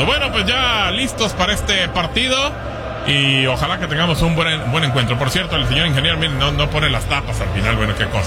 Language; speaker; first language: Spanish; native; Spanish